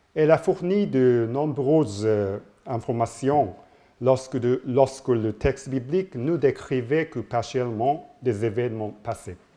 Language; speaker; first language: French; non-native, learner; Japanese